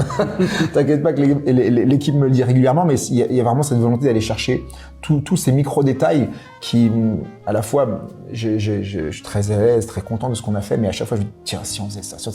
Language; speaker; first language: French; native; French